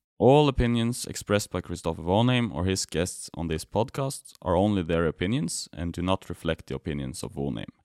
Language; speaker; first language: English; non-native, fluent; German